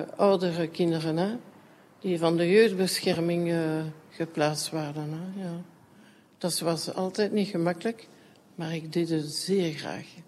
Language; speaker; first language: Dutch; non-native, local second language; French